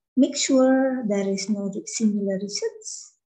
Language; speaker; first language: English; non-native, fluent; Indonesian